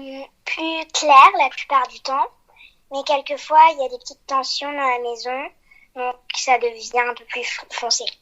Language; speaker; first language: French; early bilingual, heritage; French